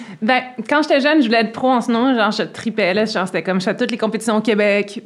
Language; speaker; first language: French; native; French